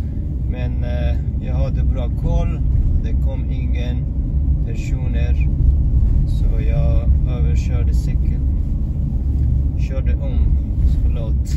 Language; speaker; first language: Swedish; non-native, fluent; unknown